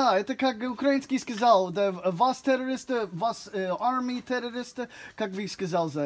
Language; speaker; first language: Russian; non-native, learner; English